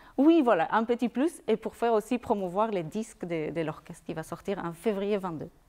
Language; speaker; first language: French; non-native, fluent; Spanish